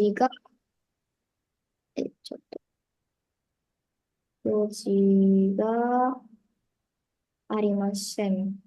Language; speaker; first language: Japanese; non-native, learner; Indonesian